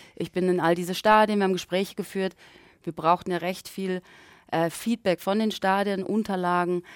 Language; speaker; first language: German; native; German